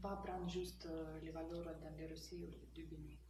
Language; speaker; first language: French; non-native, learner; Russian